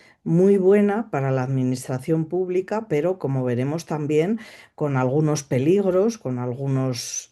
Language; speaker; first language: Spanish; native; Spanish